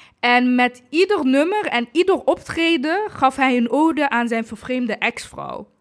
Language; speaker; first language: Dutch; early bilingual, other home language; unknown